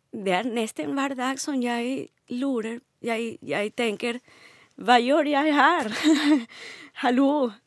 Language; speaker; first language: Norwegian; non-native, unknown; Spanish